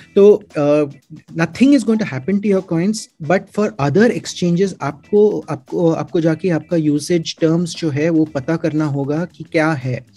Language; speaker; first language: Hindi; non-native, local second language; Malayalam